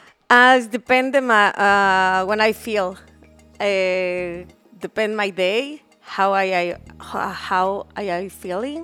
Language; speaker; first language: English; non-native, learner; Spanish